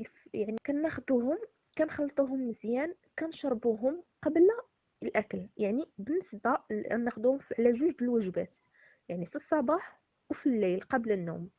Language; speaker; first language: Arabic; native; Arabic